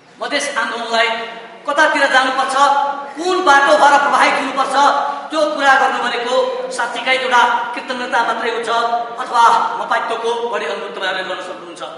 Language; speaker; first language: Nepali; non-native, local second language; Maithili